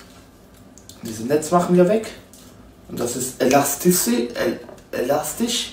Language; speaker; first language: German; non-native, learner; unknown